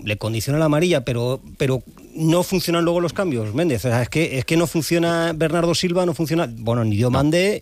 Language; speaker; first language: Spanish; native; Spanish